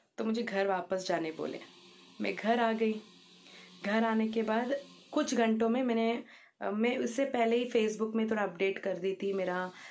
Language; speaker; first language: Hindi; non-native, local second language; Telugu